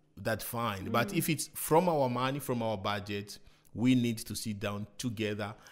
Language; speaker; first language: English; non-native, fluent; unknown